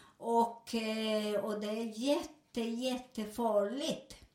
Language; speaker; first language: Swedish; non-native, learner; Spanish